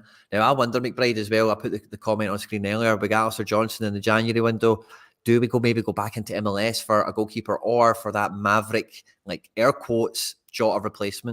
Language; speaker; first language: English; native; English